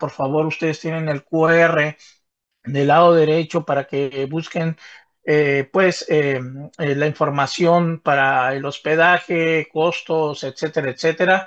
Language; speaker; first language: Spanish; native; Spanish